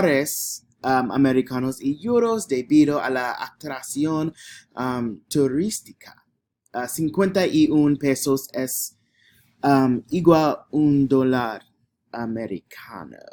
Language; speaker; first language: Spanish; non-native, learner; English